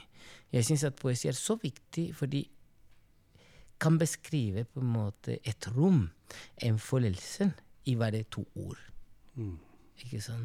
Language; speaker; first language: Norwegian; non-native, fluent; Spanish